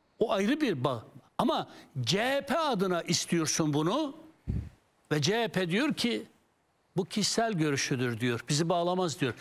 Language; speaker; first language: Turkish; non-native, local second language; Kurdish